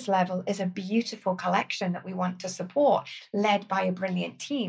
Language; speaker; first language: English; native; English